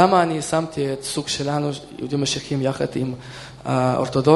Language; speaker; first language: Hebrew; non-native, fluent; Russian